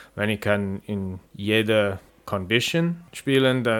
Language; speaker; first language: German; non-native, learner; English